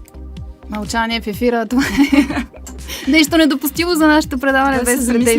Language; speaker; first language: Bulgarian; native; Bulgarian